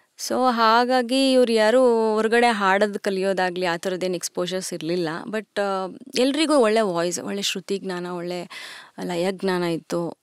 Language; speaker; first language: Kannada; native; Kannada